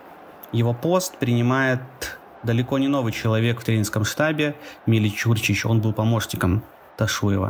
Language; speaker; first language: Russian; native; Russian